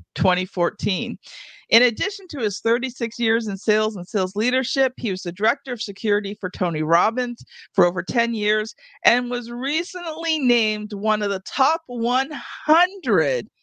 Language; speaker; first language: English; native; English